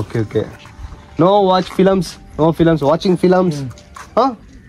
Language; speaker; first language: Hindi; non-native, local second language; Kannada